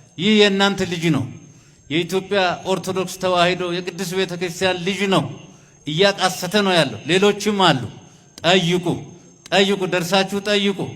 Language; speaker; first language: Amharic; native; Amharic